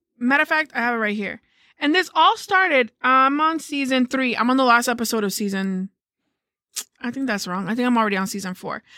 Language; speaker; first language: English; early bilingual, other home language; Spanish